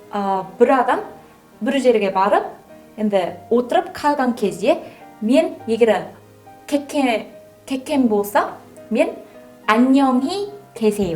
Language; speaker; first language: Kazakh; non-native, learner; Korean